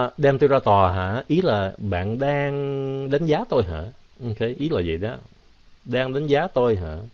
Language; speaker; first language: Vietnamese; early bilingual, heritage; Vietnamese